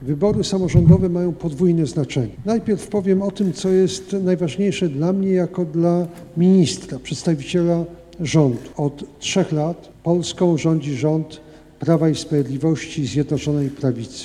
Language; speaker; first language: Polish; native; Polish